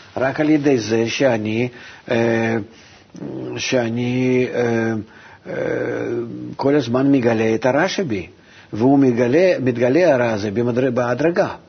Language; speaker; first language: Hebrew; non-native, fluent; Russian